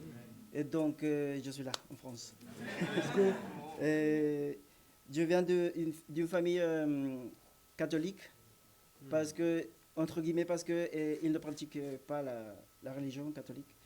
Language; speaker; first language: French; non-native, learner; Spanish